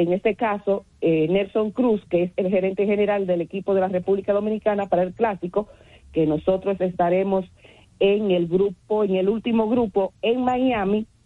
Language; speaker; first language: Spanish; native; Spanish